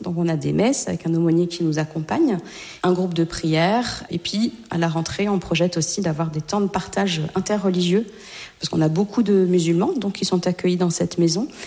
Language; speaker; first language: French; native; French